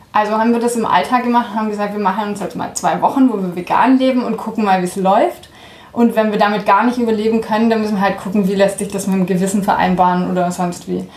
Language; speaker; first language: German; early bilingual, heritage; German